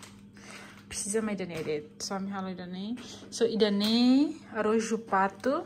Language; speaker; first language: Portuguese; non-native, local second language; Tetum